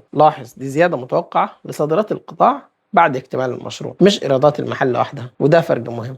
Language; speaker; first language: Arabic; native; Arabic